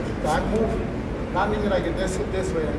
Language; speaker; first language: English; non-native, learner; Spanish